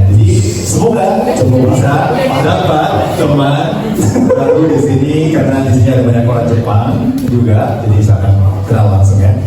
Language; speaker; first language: Indonesian; non-native, fluent; Japanese